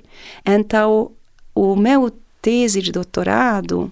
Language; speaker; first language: Portuguese; non-native, fluent; Hungarian